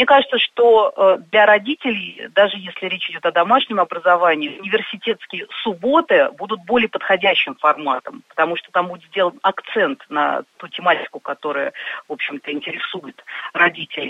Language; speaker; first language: Russian; native; Russian